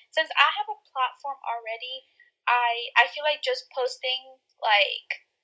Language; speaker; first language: English; early bilingual, other home language; Spanish